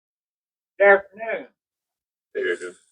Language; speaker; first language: English; native; English